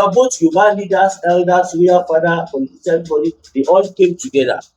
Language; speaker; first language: English; non-native, local second language; Yoruba